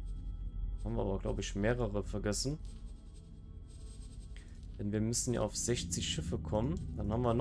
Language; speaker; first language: German; native; German